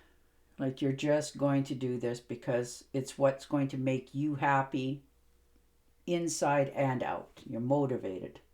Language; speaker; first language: English; native; English